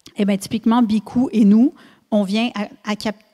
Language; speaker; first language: French; native; French